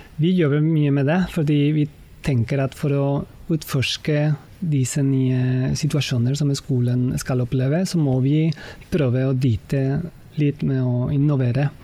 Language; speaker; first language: Norwegian; non-native, fluent; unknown